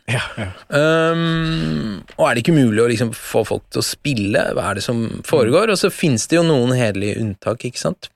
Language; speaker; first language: Norwegian; early bilingual, other home language; Persian